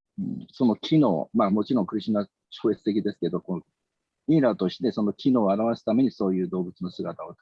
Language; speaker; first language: Japanese; native; Japanese